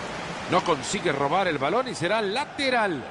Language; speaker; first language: Spanish; native; Spanish